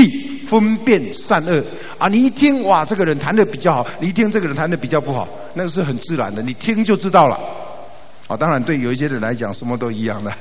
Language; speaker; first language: Chinese; native; Chinese